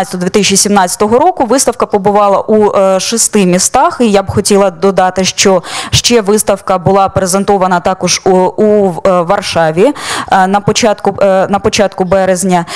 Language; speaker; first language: Ukrainian; native; Ukrainian